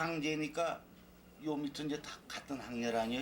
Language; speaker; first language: Korean; native; Korean